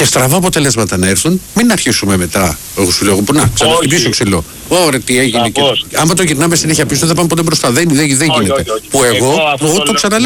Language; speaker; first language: Greek; native; Greek